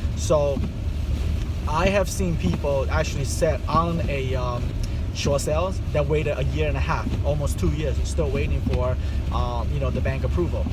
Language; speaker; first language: English; non-native, fluent; Chinese